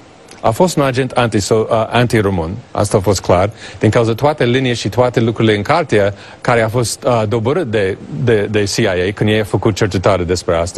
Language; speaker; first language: Romanian; non-native, learner; English